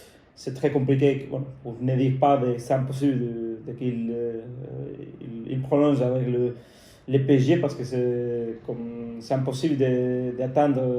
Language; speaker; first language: French; non-native, fluent; Spanish